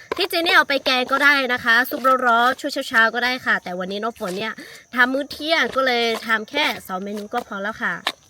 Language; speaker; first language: Thai; non-native, local second language; Lahu